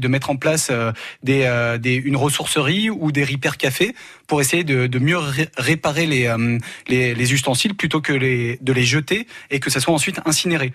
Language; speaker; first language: French; native; French